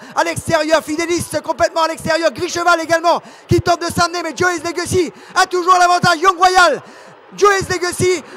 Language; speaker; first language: French; non-native, local second language; Morisyen